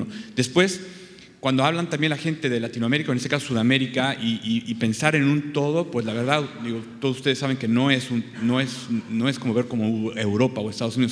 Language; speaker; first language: Spanish; native; Spanish